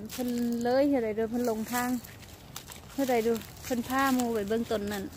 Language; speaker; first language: Thai; non-native, local second language; Northeastern Thai